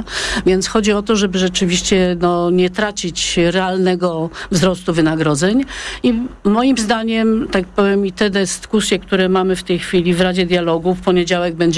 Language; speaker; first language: Polish; native; Polish